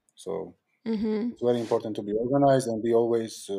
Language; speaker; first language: English; non-native, fluent; Georgian